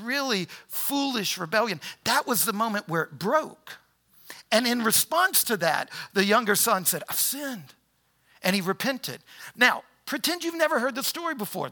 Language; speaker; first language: English; native; English